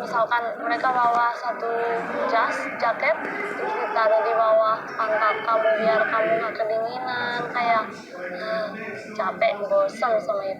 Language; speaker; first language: Indonesian; non-native, fluent; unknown